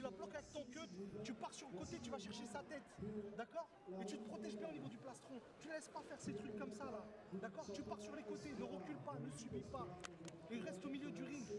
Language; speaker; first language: French; native; French